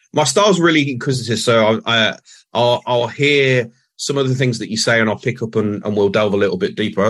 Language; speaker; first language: English; native; English